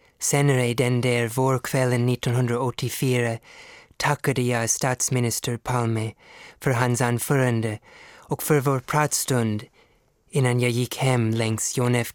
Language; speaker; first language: Swedish; non-native, fluent; English